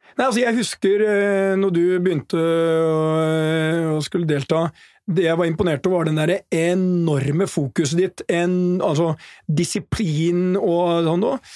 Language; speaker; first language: Norwegian; native; Norwegian